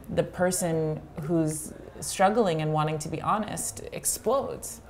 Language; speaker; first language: English; native; English